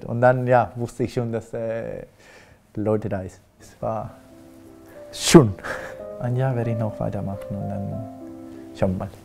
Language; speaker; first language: German; non-native, fluent; Spanish